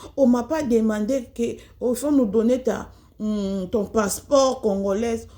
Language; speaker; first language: French; non-native, local second language; Lingala